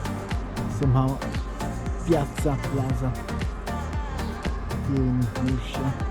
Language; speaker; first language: English; non-native, learner; Italian